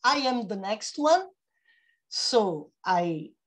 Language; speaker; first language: English; non-native, fluent; Italian